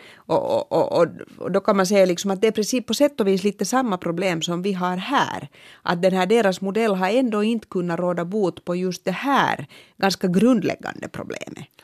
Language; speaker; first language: Swedish; native; Swedish